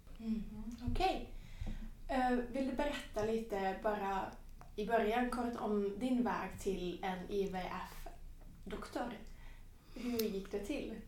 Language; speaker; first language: Swedish; native; Swedish